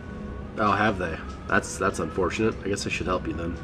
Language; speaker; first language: English; native; English